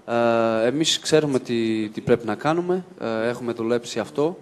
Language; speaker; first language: Greek; non-native, fluent; Portuguese